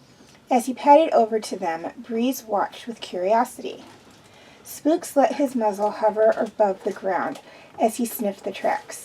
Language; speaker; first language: English; native; English